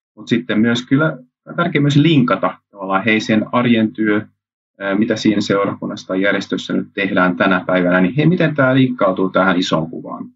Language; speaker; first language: Finnish; early bilingual, heritage; Finnish